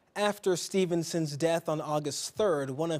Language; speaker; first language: English; native; English